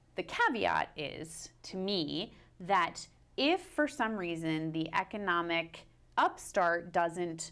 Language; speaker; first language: English; native; English